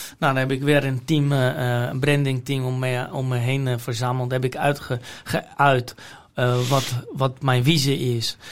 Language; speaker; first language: Dutch; non-native, fluent; Polish